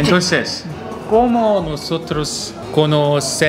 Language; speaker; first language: Spanish; non-native, learner; Korean